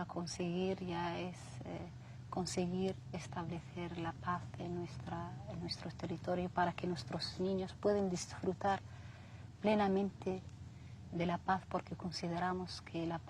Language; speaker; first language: Spanish; non-native, local second language; Arabic